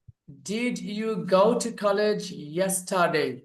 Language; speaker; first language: English; non-native, fluent; Bangla